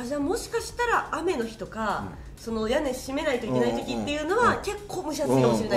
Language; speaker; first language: Japanese; native; Japanese